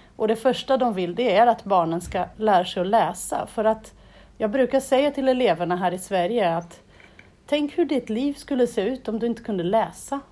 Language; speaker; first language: Swedish; non-native, fluent; Portuguese